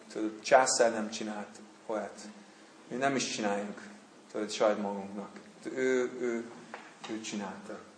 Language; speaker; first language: Hungarian; non-native, learner; English